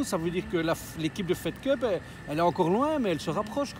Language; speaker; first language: French; native; French